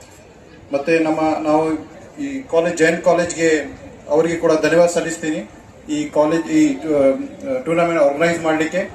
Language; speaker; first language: Kannada; non-native, fluent; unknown